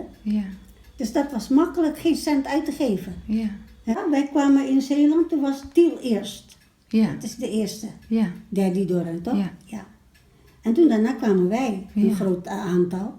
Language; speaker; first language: Dutch; early bilingual, other home language; Malay